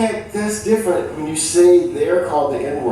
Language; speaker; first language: English; native; English